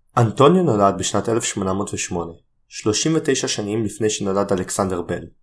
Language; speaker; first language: Hebrew; native; Hebrew